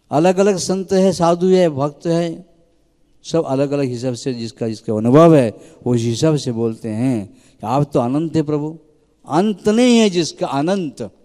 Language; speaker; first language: Hindi; native; Hindi